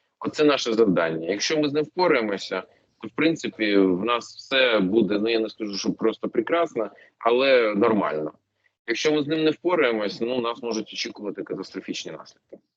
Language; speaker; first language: Ukrainian; non-native, local second language; Russian